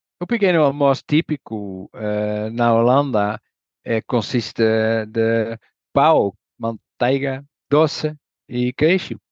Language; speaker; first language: Portuguese; non-native, learner; Dutch